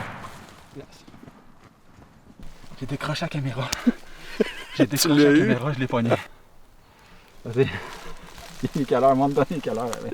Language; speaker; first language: French; native; French